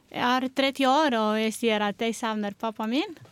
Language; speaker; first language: Norwegian; non-native, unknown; Romanian